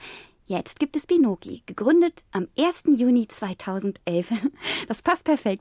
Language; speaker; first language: German; native; German